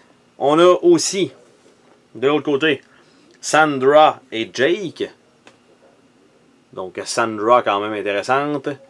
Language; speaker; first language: French; native; French